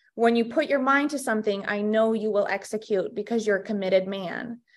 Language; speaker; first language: English; early bilingual, other home language; Russian